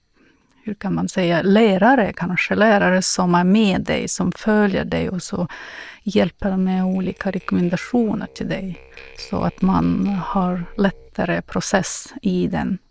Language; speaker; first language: Swedish; non-native, fluent; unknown